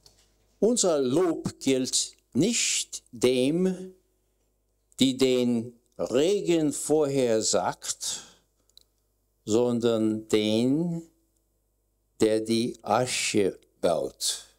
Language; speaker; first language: German; non-native, learner; English